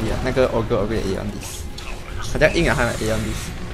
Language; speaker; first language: Chinese; native; Chinese